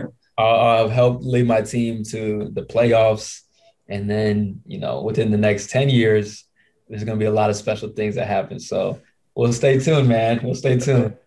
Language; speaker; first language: English; native; English